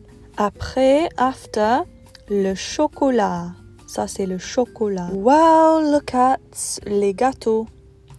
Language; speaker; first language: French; non-native, fluent; English